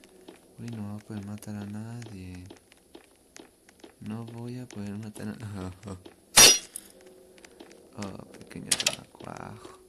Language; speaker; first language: Spanish; native; Spanish